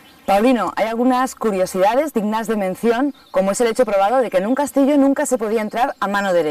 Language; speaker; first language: Spanish; native; Spanish